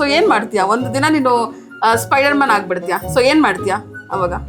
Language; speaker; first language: Kannada; native; Kannada